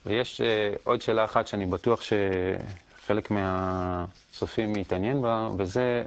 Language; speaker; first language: Hebrew; native; Hebrew